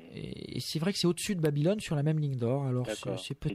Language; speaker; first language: French; native; French